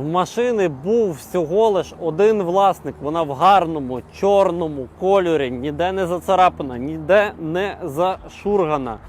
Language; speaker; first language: Ukrainian; native; Ukrainian